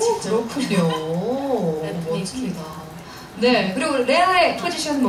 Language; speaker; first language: Korean; native; Korean